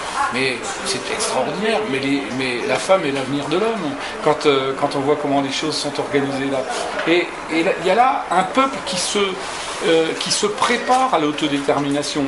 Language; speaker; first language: French; native; French